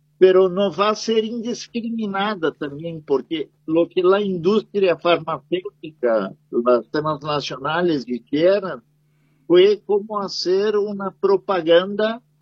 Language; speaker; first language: Spanish; non-native, fluent; Portuguese